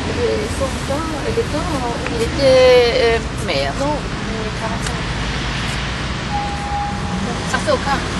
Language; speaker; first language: French; non-native, fluent; German